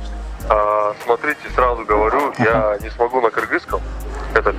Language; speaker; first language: Russian; native; Russian